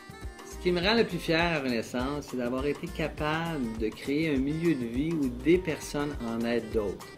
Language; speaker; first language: French; native; French